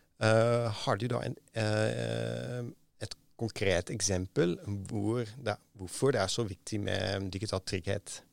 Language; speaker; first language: Norwegian; non-native, fluent; Dutch